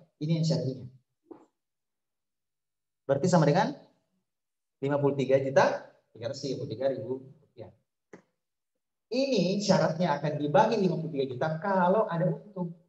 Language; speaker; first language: Indonesian; native; Indonesian